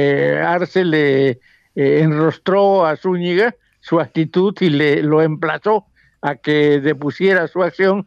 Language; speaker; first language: Spanish; native; Spanish